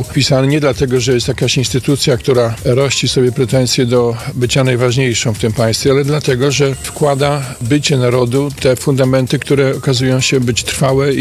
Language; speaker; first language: Polish; native; Polish